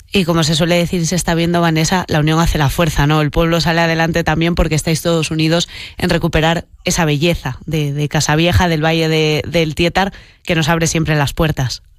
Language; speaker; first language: Spanish; native; Spanish